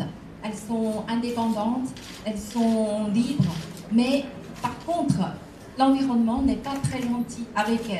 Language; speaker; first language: French; non-native, fluent; Chinese